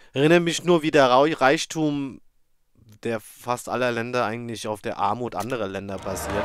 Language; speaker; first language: German; native; German